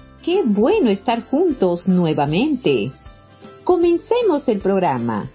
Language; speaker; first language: Spanish; native; Spanish